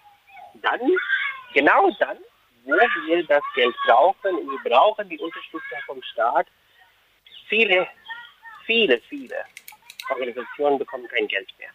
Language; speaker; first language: German; non-native, fluent; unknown